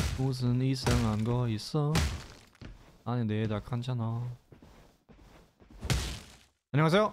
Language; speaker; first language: Korean; non-native, fluent; German